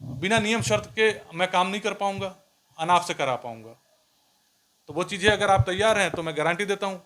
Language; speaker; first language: Hindi; native; Hindi